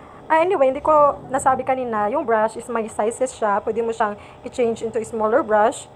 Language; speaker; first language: English; non-native, local second language; Cebuano